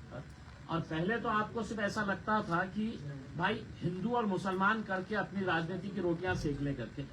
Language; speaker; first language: Hindi; non-native, local second language; Marathi